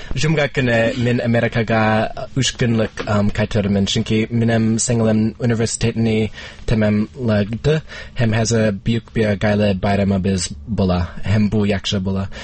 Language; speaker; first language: Tatar; non-native, fluent; English